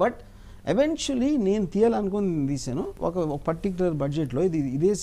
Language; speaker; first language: Telugu; native; Telugu